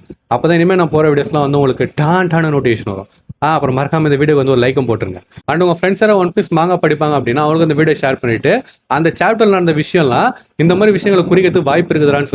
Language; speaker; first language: Tamil; native; Tamil